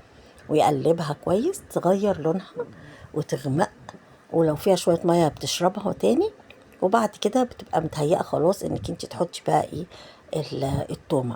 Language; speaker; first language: Arabic; native; Arabic